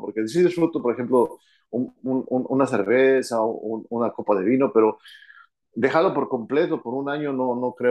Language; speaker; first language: Spanish; early bilingual, heritage; Spanish